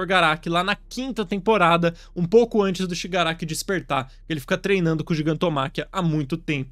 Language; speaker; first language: Portuguese; native; Portuguese